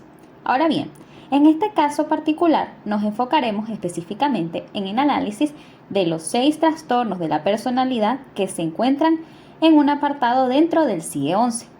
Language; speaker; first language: Spanish; native; Spanish